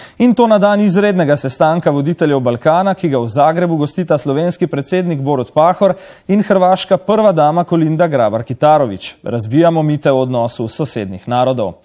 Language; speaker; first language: Slovenian; native; Slovenian